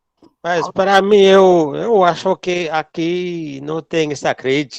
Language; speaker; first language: Portuguese; non-native, learner; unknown